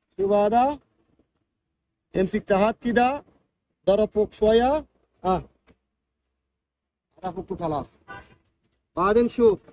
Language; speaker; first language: Arabic; non-native, learner; Bangla